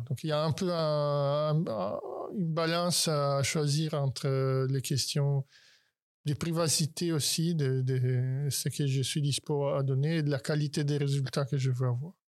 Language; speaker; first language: French; non-native, fluent; Italian